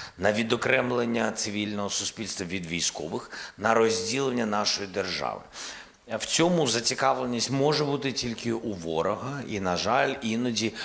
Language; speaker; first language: Ukrainian; non-native, local second language; Russian